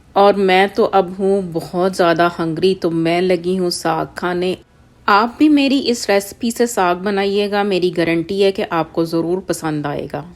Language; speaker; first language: Urdu; non-native, local second language; Punjabi